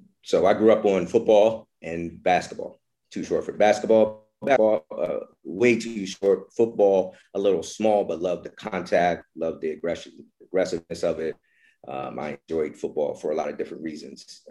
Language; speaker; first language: English; native; English